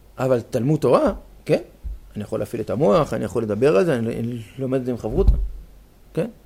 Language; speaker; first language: Hebrew; native; Hebrew